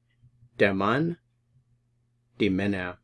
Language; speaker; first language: German; non-native, fluent; English